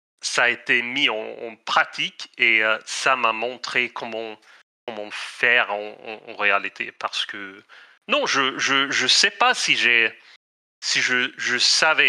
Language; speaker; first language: French; non-native, fluent; Swedish